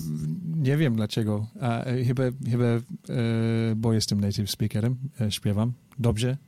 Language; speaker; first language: Polish; non-native, learner; English